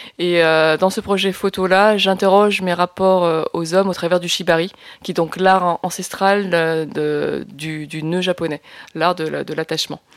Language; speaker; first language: French; early bilingual, other home language; Lao